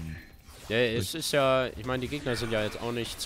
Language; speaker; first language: German; native; German